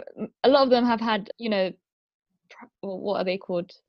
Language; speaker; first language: English; non-native, local second language; Arabic